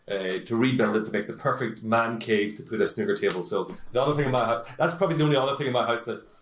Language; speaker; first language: English; native; English